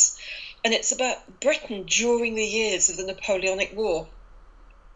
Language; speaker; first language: English; native; English